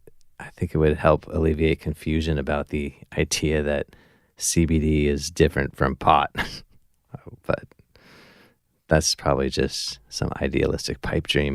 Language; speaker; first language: English; native; English